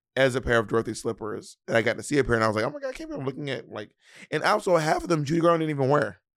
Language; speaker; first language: English; native; English